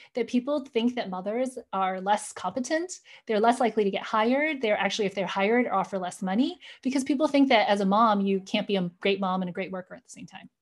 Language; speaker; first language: English; native; English